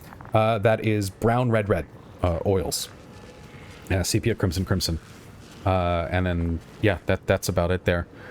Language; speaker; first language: English; native; English